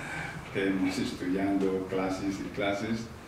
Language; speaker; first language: Spanish; non-native, learner; Tibetan